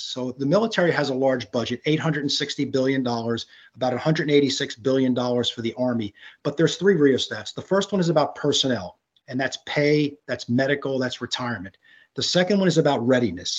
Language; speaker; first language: English; native; English